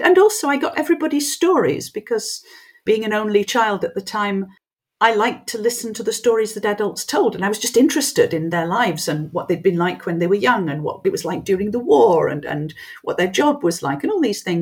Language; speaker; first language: English; non-native, local second language; French